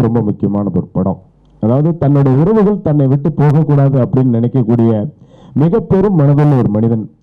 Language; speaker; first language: Tamil; native; Tamil